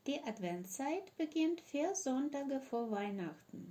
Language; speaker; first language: German; non-native, fluent; Ukrainian